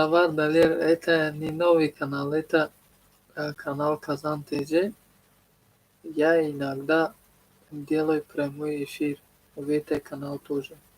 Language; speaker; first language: Russian; non-native, learner; Tajik